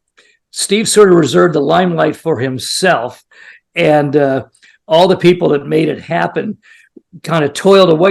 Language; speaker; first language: English; native; English